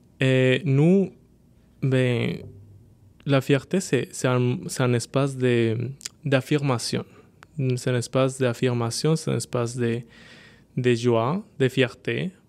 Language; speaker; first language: French; non-native, fluent; Spanish